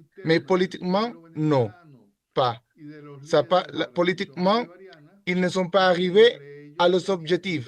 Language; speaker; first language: French; non-native, learner; Spanish